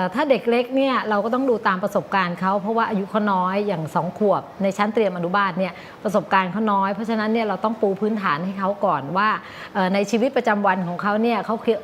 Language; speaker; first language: Thai; native; Thai